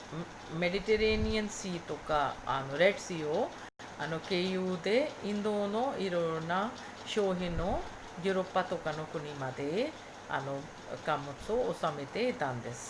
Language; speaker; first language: Japanese; non-native, fluent; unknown